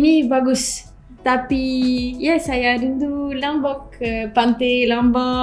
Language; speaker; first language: Indonesian; non-native, learner; French